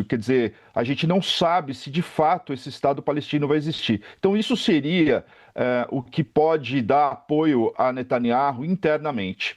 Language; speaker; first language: Portuguese; native; Portuguese